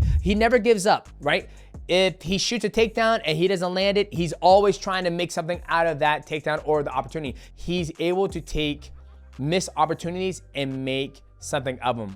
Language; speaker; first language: English; native; English